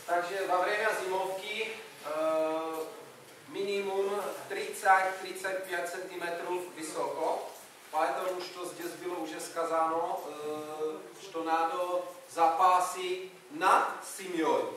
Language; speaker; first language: Russian; non-native, learner; Czech